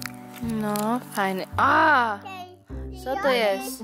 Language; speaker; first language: Polish; non-native, learner; Filipino